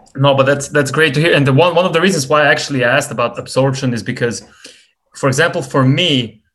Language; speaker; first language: English; non-native, fluent; Serbian